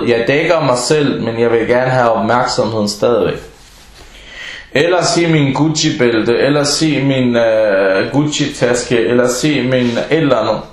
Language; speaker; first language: Danish; early bilingual, other home language; Arabic